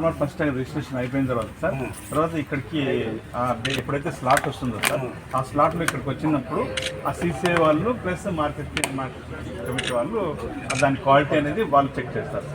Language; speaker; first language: Telugu; native; Telugu